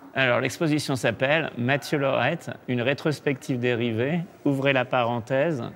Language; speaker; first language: French; native; French